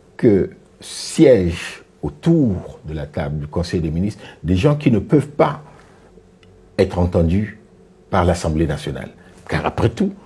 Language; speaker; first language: French; non-native, local second language; Sango